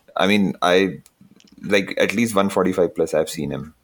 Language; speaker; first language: English; non-native, local second language; Hindi